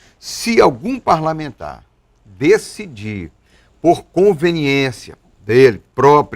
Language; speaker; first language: Portuguese; native; Portuguese